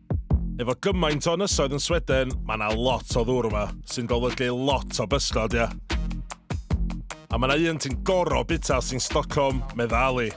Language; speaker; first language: Welsh; native; Welsh